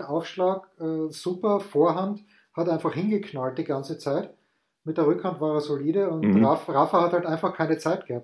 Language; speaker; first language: German; native; German